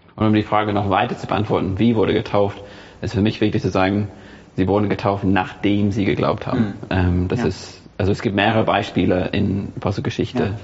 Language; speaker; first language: German; non-native, fluent; English